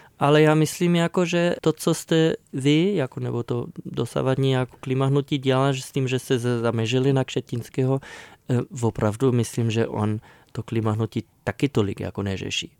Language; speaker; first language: Czech; non-native, fluent; German